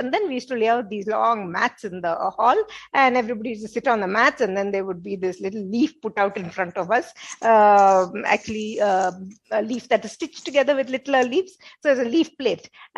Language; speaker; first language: English; non-native, local second language; Telugu